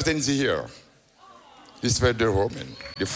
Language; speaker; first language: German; non-native, learner; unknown